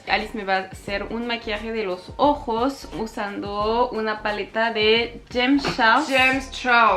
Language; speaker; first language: Spanish; non-native, fluent; French